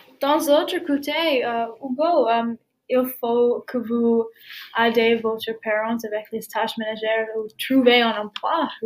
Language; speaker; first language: French; non-native, learner; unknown